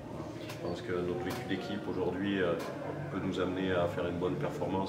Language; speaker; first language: French; native; French